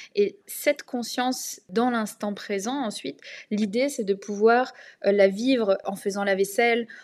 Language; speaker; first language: French; native; French